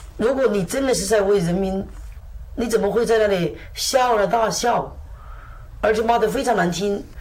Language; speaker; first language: Chinese; native; Chinese